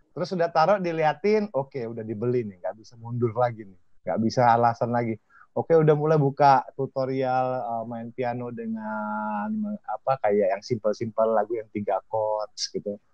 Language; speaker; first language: Indonesian; native; Indonesian